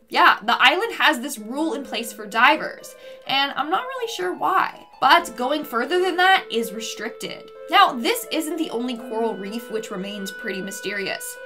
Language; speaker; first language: English; native; English